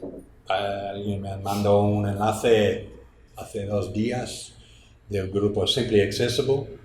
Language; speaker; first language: Spanish; non-native, fluent; English